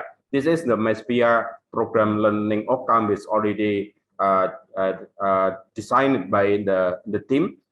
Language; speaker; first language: English; non-native, local second language; Indonesian